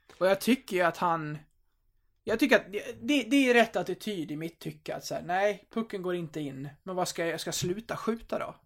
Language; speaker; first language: Swedish; native; Swedish